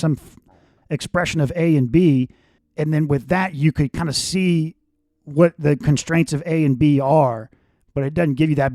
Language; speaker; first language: English; native; English